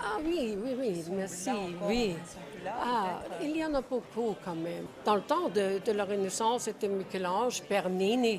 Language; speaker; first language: French; non-native, fluent; Czech